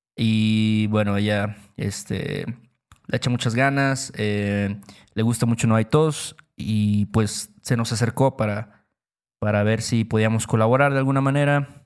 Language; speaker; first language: Spanish; native; Spanish